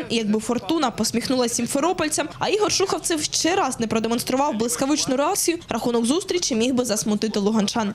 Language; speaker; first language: Ukrainian; non-native, local second language; Russian